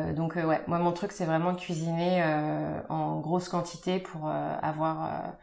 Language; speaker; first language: French; native; French